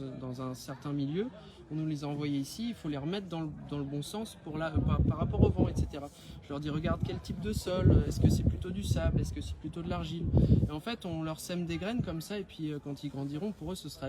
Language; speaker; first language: French; native; French